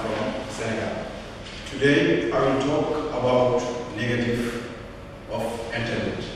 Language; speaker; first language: English; non-native, learner; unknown